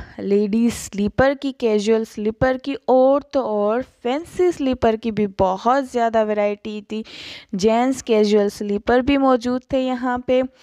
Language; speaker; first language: Urdu; native; Urdu